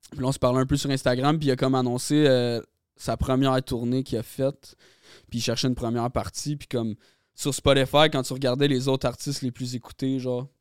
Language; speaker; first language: French; native; French